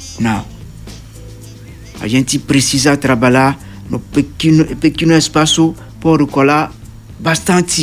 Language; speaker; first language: Portuguese; non-native, learner; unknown